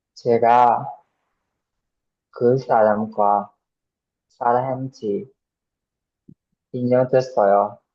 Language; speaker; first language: Korean; non-native, learner; Burmese